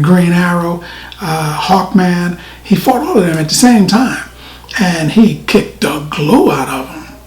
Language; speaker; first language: English; native; English